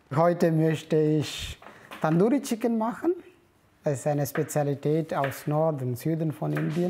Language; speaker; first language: German; non-native, fluent; Indonesian